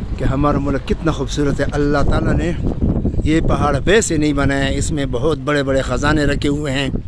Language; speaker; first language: Urdu; non-native, local second language; Pashto